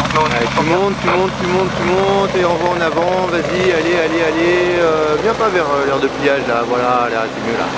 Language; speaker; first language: French; native; French